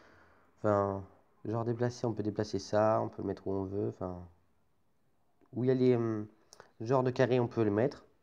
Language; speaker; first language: French; native; French